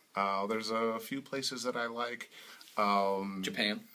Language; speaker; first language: English; native; English